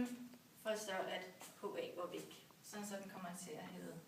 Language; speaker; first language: Danish; native; Danish